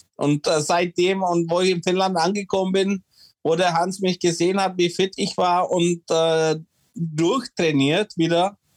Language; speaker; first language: German; early bilingual, other home language; Czech